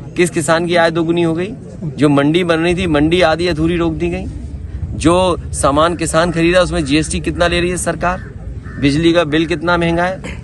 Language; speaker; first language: Hindi; native; Hindi